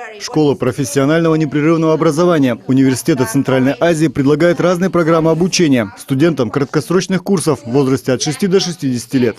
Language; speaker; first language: Russian; native; Russian